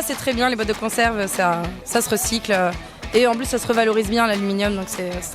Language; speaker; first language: French; native; French